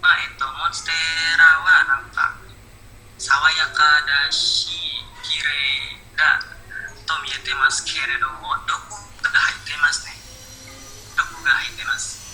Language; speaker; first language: Japanese; non-native, learner; Indonesian